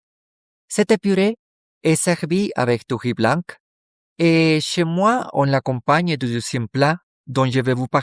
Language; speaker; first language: French; non-native, fluent; Spanish